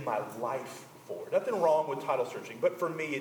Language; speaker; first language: English; native; English